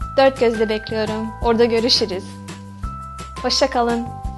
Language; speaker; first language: Turkish; non-native, fluent; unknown